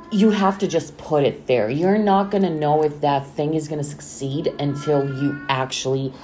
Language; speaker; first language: English; non-native, fluent; Romanian